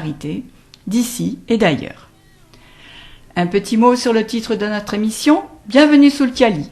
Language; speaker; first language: French; native; French